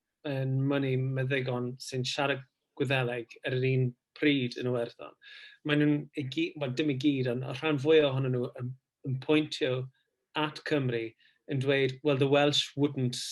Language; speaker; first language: Welsh; non-native, fluent; English